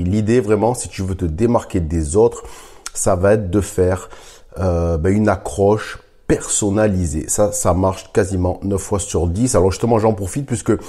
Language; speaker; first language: French; native; French